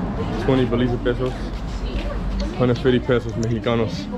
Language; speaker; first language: Spanish; non-native, fluent; English